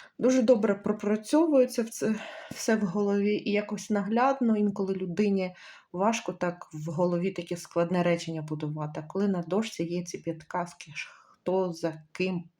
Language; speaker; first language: Ukrainian; native; Ukrainian